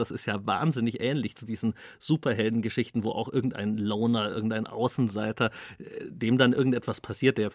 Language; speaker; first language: German; native; German